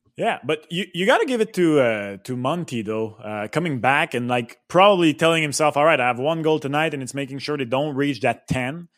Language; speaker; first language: English; non-native, local second language; French